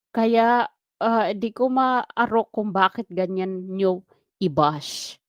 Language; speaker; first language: Filipino; non-native, local second language; Waray